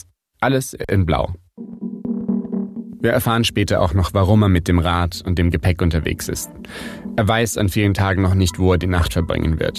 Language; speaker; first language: German; native; German